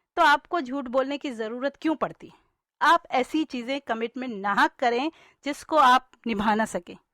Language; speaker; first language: Urdu; native; Urdu